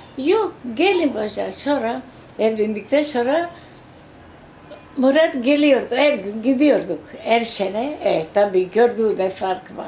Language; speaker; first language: Turkish; non-native, local second language; Greek